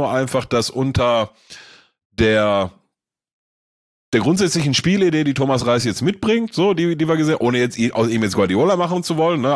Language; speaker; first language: German; native; German